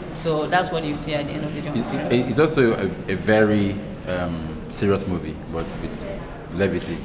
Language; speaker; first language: English; non-native, local second language; Hausa